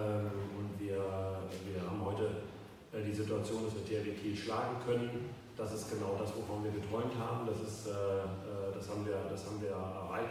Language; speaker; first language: German; native; German